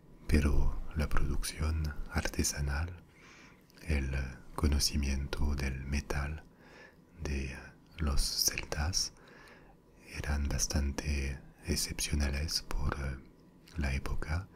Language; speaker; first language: Spanish; non-native, fluent; French